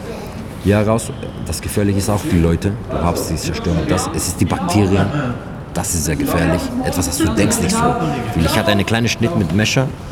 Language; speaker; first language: German; non-native, learner; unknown